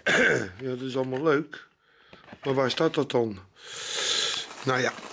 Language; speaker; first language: Dutch; native; Dutch